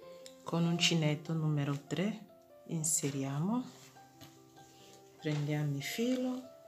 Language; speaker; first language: Italian; non-native, fluent; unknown